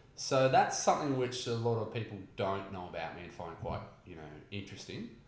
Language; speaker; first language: English; native; English